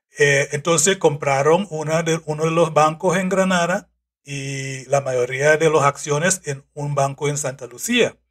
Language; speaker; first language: Spanish; non-native, fluent; English